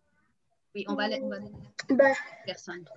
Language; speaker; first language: French; native; French